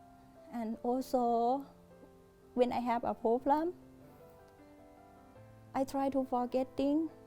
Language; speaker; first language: English; non-native, learner; Thai